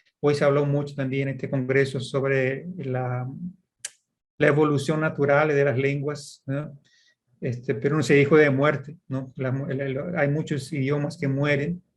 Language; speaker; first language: Spanish; early bilingual, heritage; Portuguese